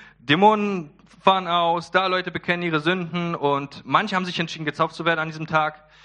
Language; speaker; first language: German; early bilingual, other home language; Polish